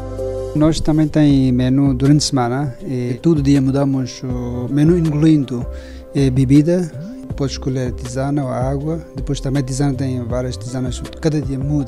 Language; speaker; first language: Portuguese; non-native, learner; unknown